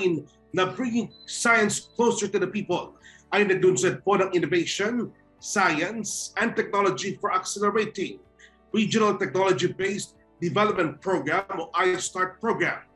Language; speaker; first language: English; non-native, local second language; Filipino